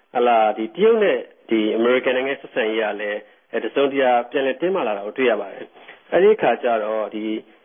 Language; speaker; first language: Burmese; native; Burmese